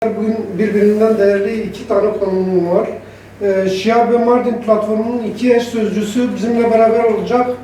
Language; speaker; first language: Turkish; non-native, local second language; Kurdish